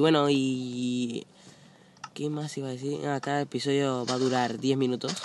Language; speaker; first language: Spanish; native; Spanish